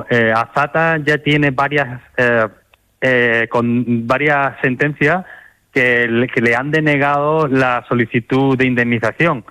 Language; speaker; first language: Spanish; native; Spanish